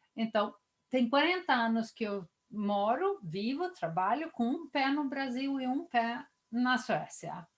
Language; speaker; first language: Portuguese; non-native, fluent; Swedish